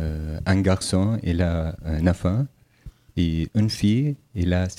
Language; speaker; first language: French; non-native, learner; Arabic